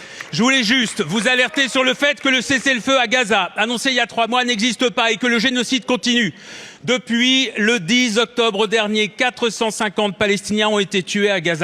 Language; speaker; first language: French; native; French